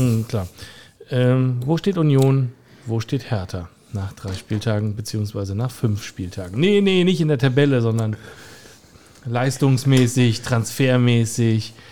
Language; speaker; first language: German; native; German